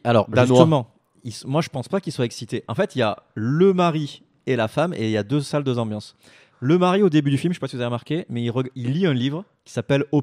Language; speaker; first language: French; native; French